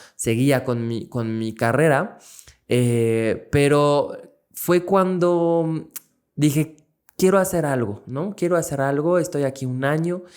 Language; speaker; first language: Spanish; non-native, fluent; French